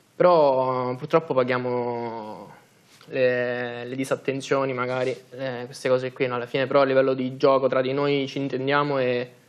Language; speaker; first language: Italian; native; Italian